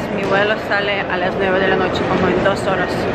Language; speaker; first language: Spanish; non-native, learner; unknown